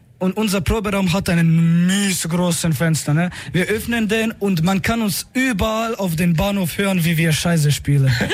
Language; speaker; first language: German; early bilingual, other home language; Croatian